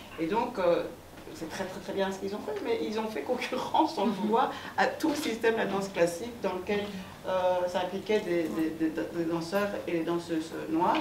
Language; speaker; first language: French; native; French